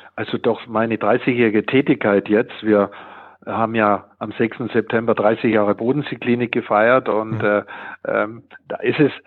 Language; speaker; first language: German; native; German